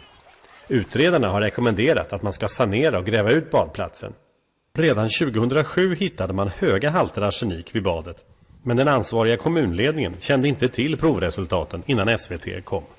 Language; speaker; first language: Swedish; native; Swedish